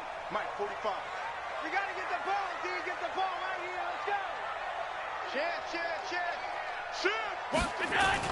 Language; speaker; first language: English; native; English